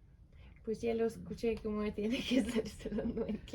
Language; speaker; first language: Spanish; non-native, learner; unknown